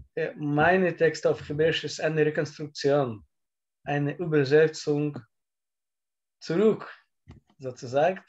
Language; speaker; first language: German; non-native, learner; Russian